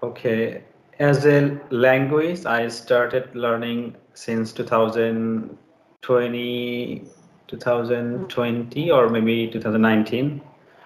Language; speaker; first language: English; non-native, learner; Bangla